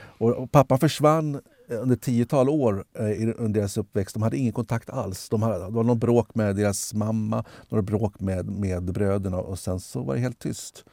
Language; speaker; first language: Swedish; native; Swedish